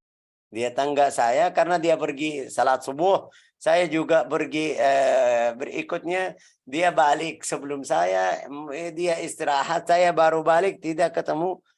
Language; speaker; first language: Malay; non-native, learner; Arabic